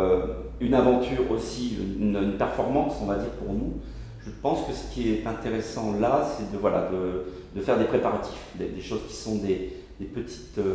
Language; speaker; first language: French; native; French